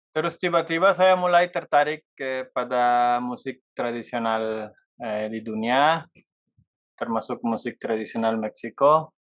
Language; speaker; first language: Indonesian; non-native, fluent; Spanish